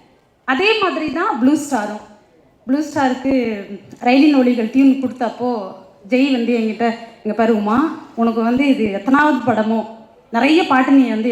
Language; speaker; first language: Tamil; native; Tamil